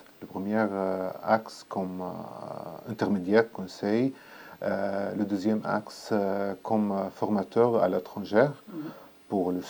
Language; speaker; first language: French; non-native, learner; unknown